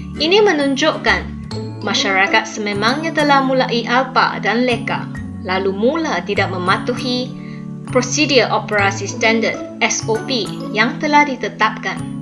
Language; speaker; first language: Malay; non-native, local second language; Chinese